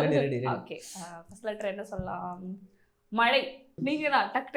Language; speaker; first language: Tamil; native; Tamil